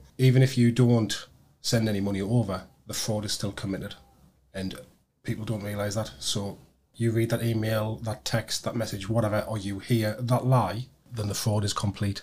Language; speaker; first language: English; native; English